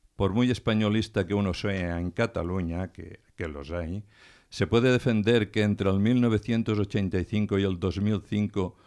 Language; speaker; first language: Spanish; non-native, local second language; Catalan